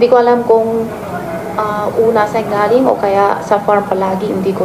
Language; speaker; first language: Filipino; non-native, learner; Chinese